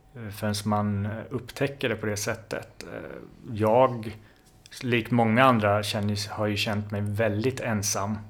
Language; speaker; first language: Swedish; native; Swedish